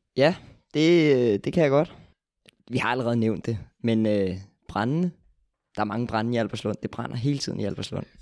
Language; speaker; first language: Danish; native; Danish